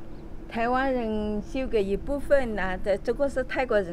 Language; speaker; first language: Chinese; early bilingual, heritage; Chinese